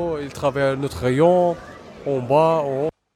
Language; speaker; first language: French; non-native, learner; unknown